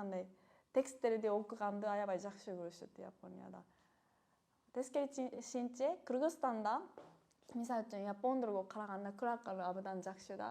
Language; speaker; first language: Kyrgyz; non-native, fluent; Japanese